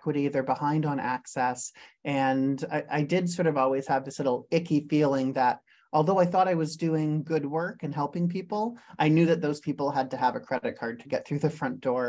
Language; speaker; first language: English; native; English